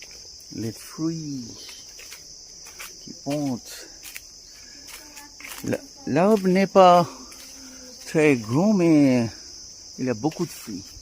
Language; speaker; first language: French; non-native, fluent; Bangla